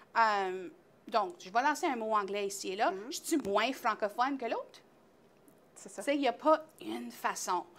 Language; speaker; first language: French; native; French